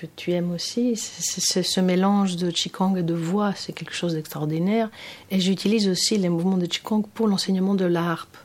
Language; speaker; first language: French; non-native, fluent; Greek